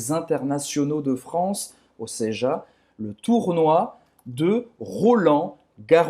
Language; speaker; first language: French; non-native, fluent; Portuguese